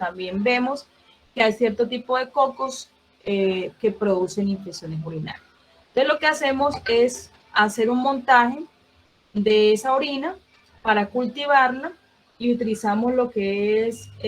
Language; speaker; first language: Spanish; native; Spanish